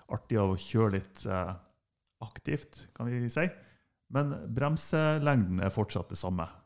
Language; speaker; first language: Norwegian; non-native, fluent; German